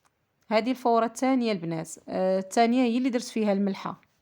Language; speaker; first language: Arabic; native; Arabic